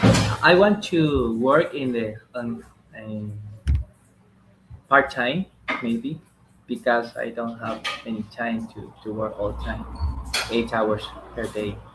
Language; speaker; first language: English; non-native, learner; Spanish